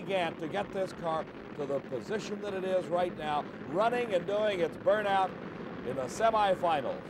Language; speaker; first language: English; native; English